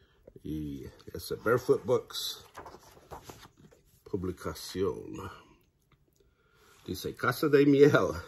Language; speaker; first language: Spanish; non-native, learner; English